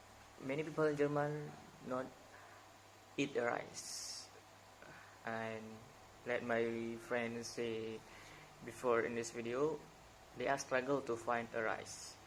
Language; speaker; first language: English; non-native, learner; Indonesian